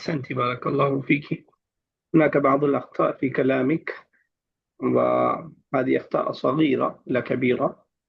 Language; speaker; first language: Arabic; non-native, fluent; Urdu